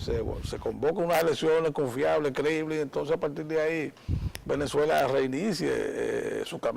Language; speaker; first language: Spanish; native; Spanish